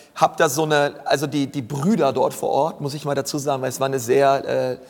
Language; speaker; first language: German; native; German